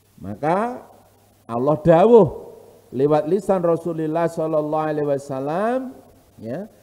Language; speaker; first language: Indonesian; non-native, local second language; Javanese